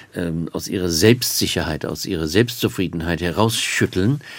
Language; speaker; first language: German; non-native, fluent; English